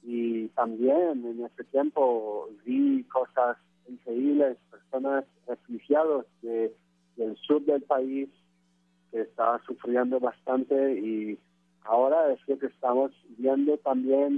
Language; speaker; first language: Spanish; non-native, fluent; French